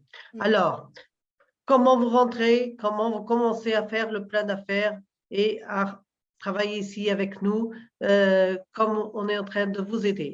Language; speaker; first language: French; non-native, learner; Portuguese